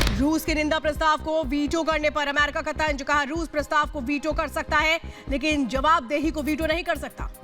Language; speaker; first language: Hindi; native; Hindi